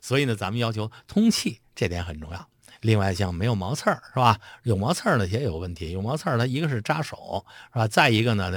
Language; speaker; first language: Chinese; native; Chinese